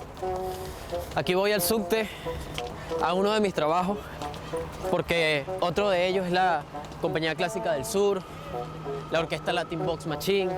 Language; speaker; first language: Spanish; native; Spanish